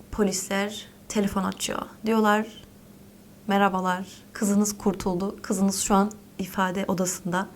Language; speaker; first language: Turkish; early bilingual, other home language; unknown